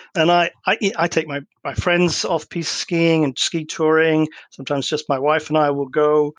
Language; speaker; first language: English; native; English